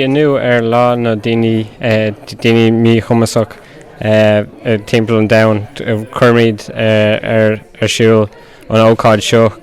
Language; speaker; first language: Irish; non-native, local second language; English